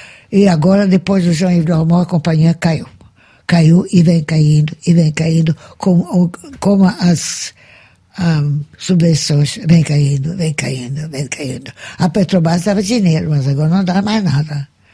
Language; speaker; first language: Portuguese; non-native, fluent; Russian